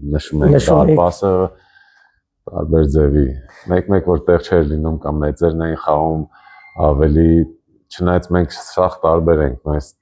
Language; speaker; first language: Armenian; non-native, local second language; Russian